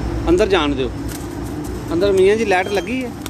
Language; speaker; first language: Hindi; non-native, local second language; Punjabi